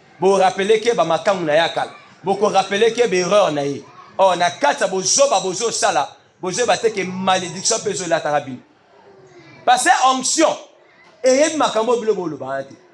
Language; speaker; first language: Lingala; native; Lingala